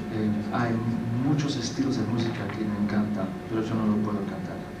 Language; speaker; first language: Spanish; non-native, fluent; English